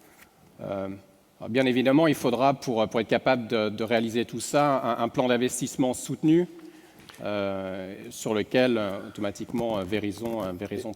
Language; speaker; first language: French; native; French